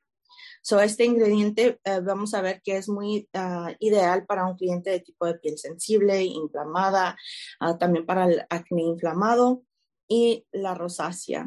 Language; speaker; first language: Spanish; early bilingual, heritage; Spanish